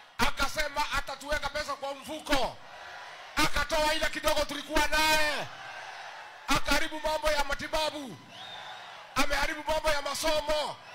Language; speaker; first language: Swahili; non-native, local second language; Kikuyu